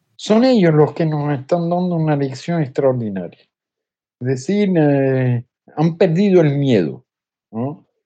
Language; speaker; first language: Spanish; native; Spanish